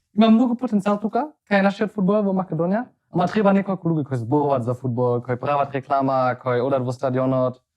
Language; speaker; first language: Macedonian; non-native, learner; Finnish